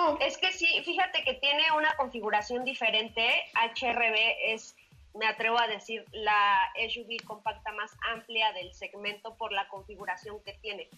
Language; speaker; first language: Spanish; native; Spanish